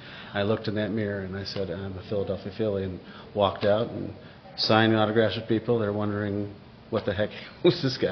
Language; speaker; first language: English; native; English